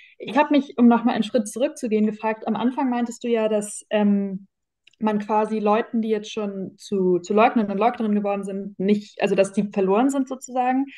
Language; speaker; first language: German; native; German